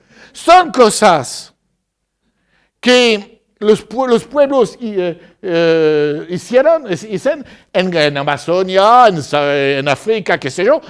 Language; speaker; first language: Spanish; non-native, fluent; French